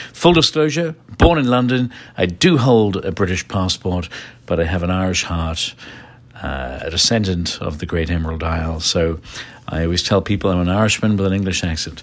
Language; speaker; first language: English; native; English